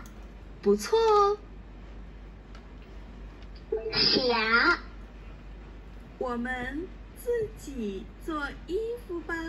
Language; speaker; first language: Chinese; non-native, learner; Thai